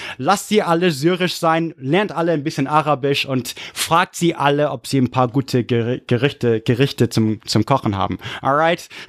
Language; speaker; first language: German; early bilingual, other home language; English